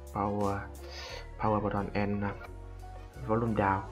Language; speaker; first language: English; non-native, learner; Vietnamese